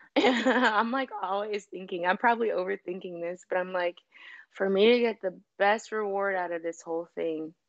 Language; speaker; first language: English; native; English